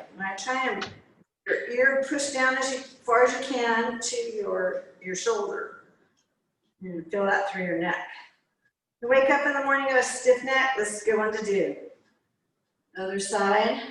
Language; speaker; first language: English; native; English